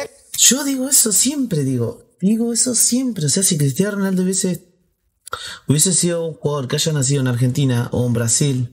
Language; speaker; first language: Spanish; native; Spanish